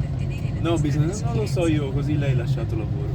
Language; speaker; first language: Italian; non-native, learner; Bangla